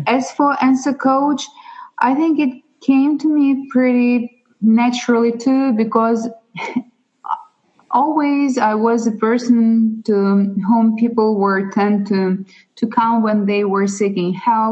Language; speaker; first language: English; non-native, fluent; Russian